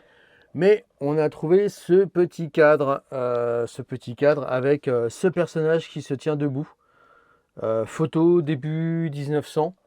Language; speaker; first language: French; native; French